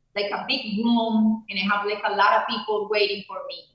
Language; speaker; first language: English; non-native, fluent; Spanish